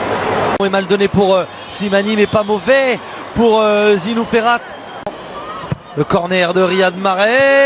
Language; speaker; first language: French; native; French